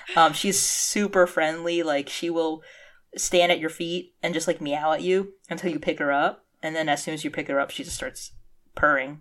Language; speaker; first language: English; early bilingual, other home language; Cantonese